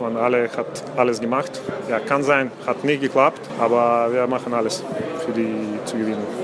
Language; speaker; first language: German; non-native, learner; Russian